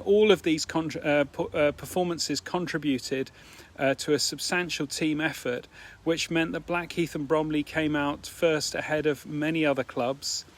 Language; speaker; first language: English; native; English